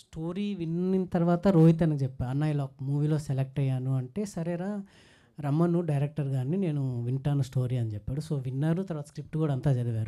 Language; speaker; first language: Telugu; native; Telugu